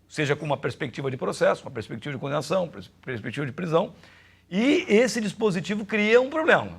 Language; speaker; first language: Portuguese; native; Portuguese